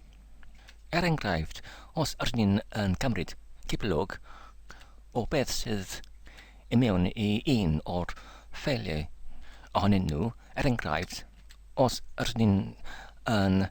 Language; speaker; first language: Welsh; non-native, learner; English